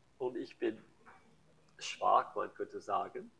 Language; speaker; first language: German; non-native, learner; English